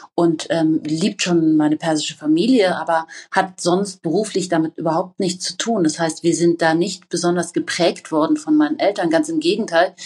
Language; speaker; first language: German; native; German